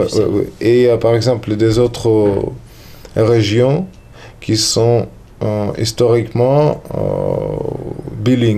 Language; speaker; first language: French; non-native, learner; Russian